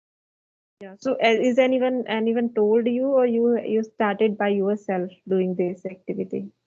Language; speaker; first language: English; non-native, fluent; Hindi